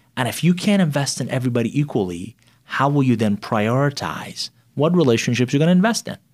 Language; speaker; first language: English; non-native, fluent; Persian